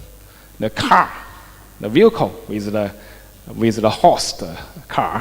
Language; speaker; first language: English; non-native, fluent; Chinese